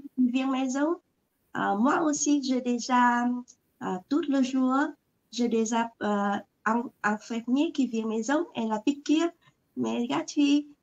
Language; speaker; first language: French; non-native, learner; Vietnamese